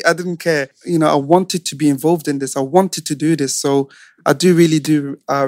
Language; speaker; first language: English; non-native, fluent; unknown